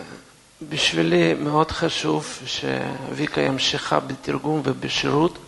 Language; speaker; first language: Hebrew; non-native, fluent; Russian